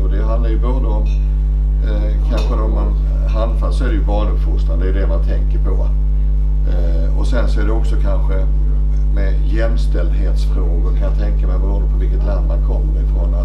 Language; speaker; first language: Swedish; native; Swedish